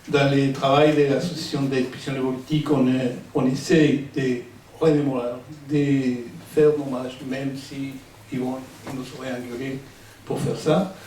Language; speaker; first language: French; non-native, fluent; Spanish